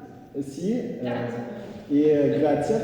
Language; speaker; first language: Italian; non-native, learner; French